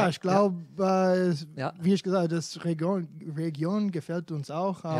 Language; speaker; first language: German; non-native, fluent; English